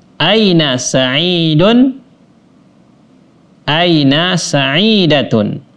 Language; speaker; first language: Arabic; non-native, fluent; Indonesian